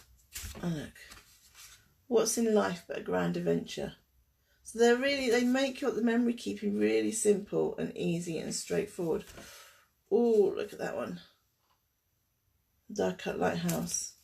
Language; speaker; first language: English; native; English